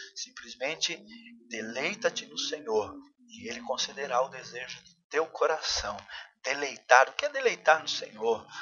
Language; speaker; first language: Portuguese; native; Portuguese